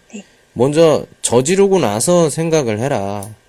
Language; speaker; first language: Korean; native; Korean